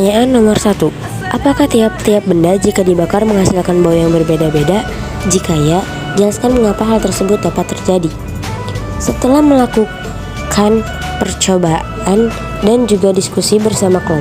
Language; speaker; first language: Indonesian; native; Indonesian